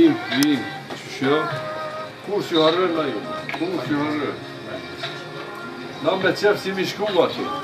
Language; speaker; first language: Albanian; early bilingual, heritage; Albanian